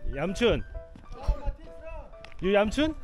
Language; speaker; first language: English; non-native, learner; Korean